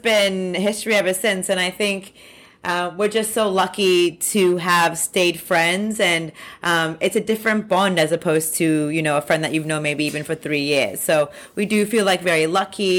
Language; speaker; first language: English; native; English